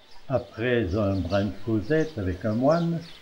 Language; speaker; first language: French; native; French